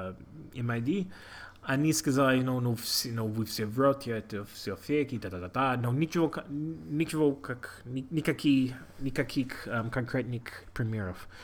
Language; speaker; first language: Russian; non-native, learner; English